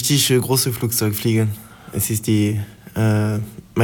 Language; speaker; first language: German; non-native, learner; French